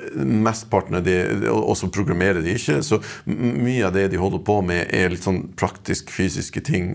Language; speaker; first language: Norwegian; non-native, fluent; English